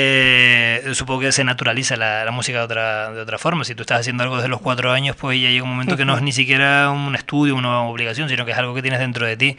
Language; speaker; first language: Spanish; native; Spanish